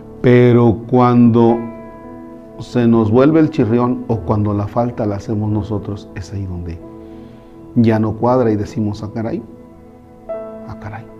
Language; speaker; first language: Spanish; native; Spanish